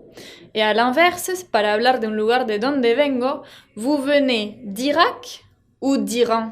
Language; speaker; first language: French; non-native, fluent; Spanish